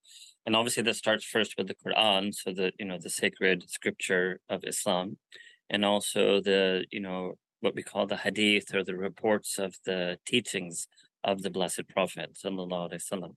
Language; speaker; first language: English; native; English